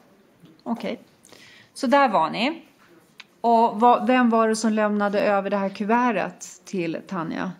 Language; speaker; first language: Swedish; native; Swedish